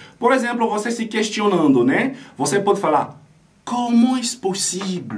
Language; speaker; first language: Portuguese; non-native, fluent; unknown